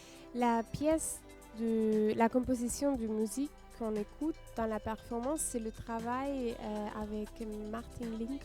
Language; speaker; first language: French; non-native, fluent; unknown